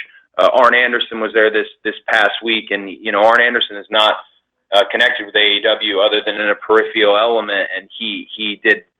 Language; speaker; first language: English; native; English